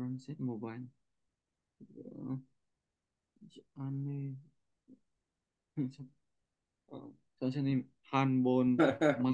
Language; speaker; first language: Korean; non-native, learner; Vietnamese